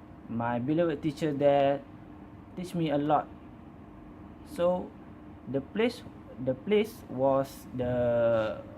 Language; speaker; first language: English; non-native, learner; Malay